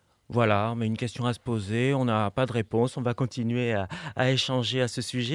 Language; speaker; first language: French; native; French